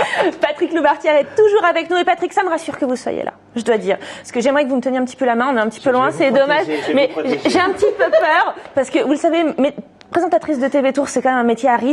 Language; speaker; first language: French; native; French